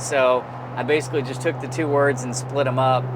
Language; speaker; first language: English; native; English